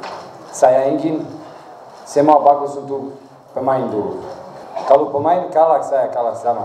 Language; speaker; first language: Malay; non-native, learner; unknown